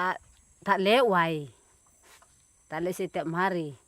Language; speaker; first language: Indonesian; non-native, local second language; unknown